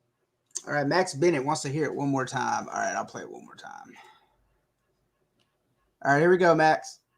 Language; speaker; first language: English; native; English